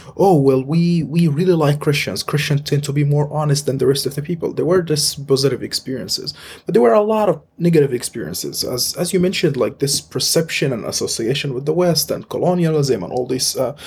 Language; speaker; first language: English; non-native, fluent; Arabic